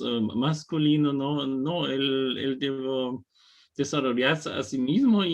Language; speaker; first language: Spanish; non-native, fluent; German